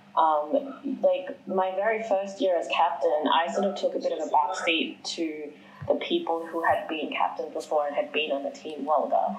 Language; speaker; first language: English; early bilingual, other home language; Chinese